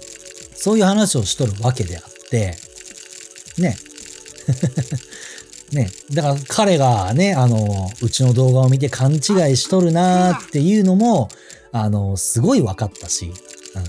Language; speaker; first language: Japanese; native; Japanese